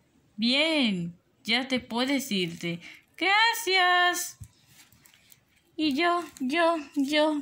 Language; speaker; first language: Spanish; native; Spanish